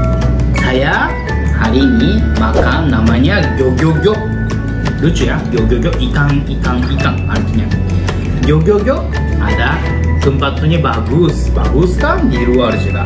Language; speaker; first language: Indonesian; non-native, learner; Japanese